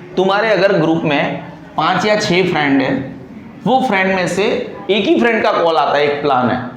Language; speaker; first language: Hindi; non-native, local second language; Gujarati